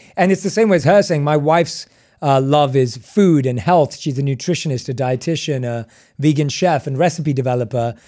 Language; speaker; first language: English; native; English